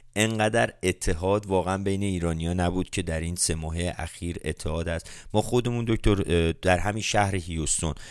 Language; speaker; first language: Persian; native; Persian